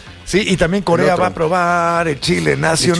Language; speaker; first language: Spanish; native; Spanish